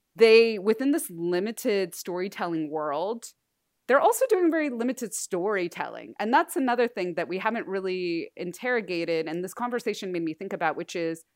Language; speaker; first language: English; native; English